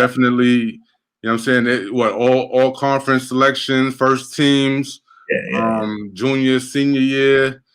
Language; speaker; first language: English; native; English